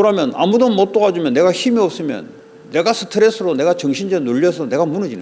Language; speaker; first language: Korean; native; Korean